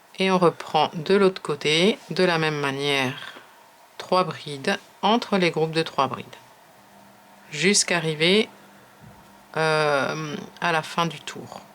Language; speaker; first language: French; native; French